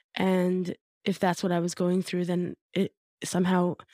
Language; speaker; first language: English; native; English